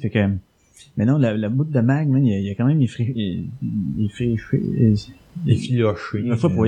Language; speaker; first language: French; native; French